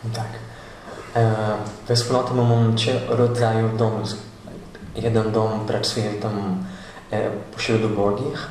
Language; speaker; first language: Polish; non-native, learner; Portuguese